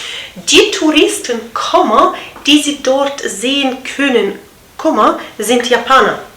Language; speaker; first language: German; non-native, fluent; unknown